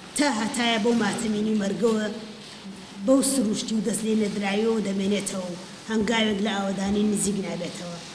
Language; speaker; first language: Central Kurdish; native; Central Kurdish